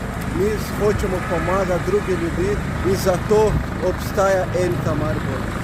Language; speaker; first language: Slovenian; non-native, fluent; Portuguese